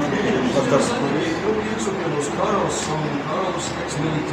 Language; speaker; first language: Spanish; non-native, fluent; English